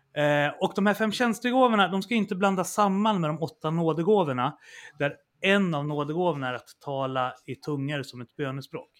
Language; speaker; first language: Swedish; native; Swedish